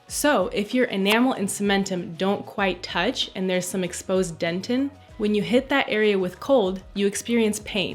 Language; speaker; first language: English; native; English